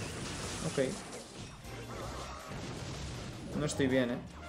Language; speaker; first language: Spanish; native; Spanish